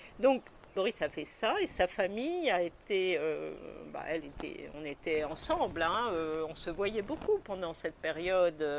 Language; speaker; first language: French; native; French